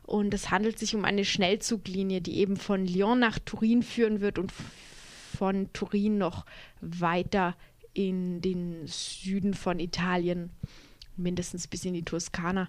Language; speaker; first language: German; native; German